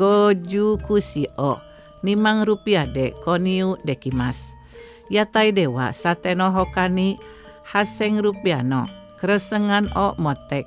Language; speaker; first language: Japanese; non-native, fluent; Indonesian